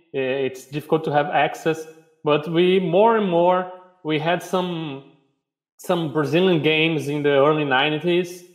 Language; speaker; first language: English; non-native, fluent; Portuguese